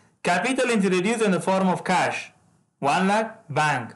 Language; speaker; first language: English; non-native, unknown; Persian